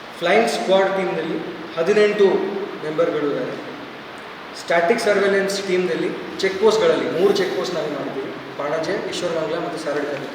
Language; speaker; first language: Kannada; non-native, fluent; Odia